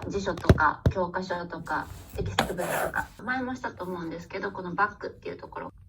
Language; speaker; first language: Japanese; native; Japanese